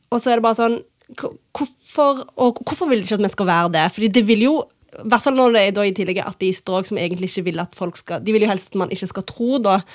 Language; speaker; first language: Norwegian; early bilingual, other home language; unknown